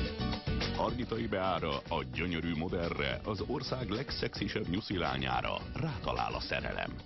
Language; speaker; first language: Hungarian; native; Hungarian